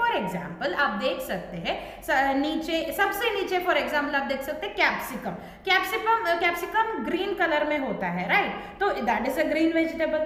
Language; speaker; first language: Hindi; native; Hindi